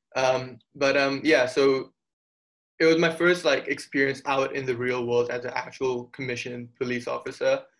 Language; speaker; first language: English; early bilingual, other home language; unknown